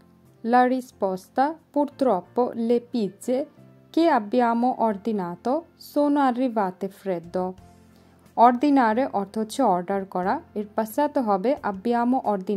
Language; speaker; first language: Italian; non-native, fluent; Bangla